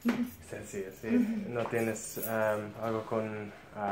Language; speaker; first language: Spanish; non-native, learner; English